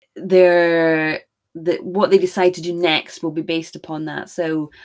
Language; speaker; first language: English; native; English